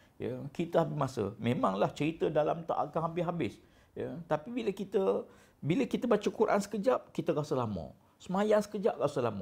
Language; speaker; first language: Malay; native; Malay